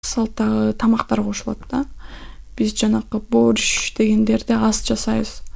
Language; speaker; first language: Kyrgyz; non-native, local second language; Russian